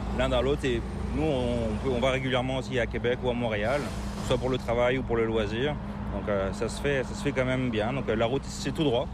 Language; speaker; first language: French; native; French